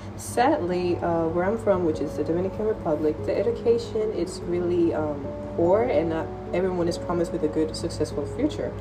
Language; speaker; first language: English; non-native, fluent; Spanish